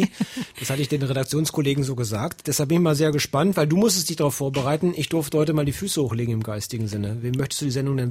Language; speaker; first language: German; native; German